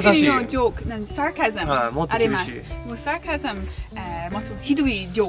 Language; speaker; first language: Japanese; non-native, learner; English